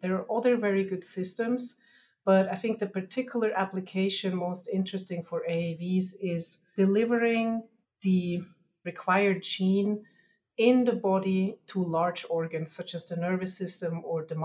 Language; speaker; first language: English; non-native, fluent; German